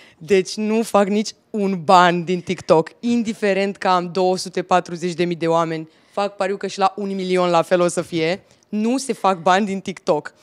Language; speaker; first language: Romanian; native; Romanian